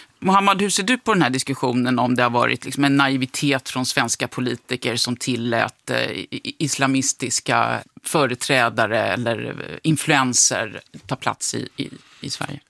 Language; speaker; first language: Swedish; native; Swedish